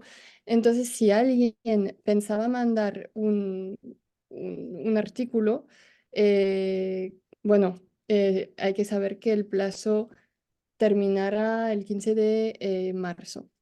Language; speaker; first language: Spanish; non-native, fluent; French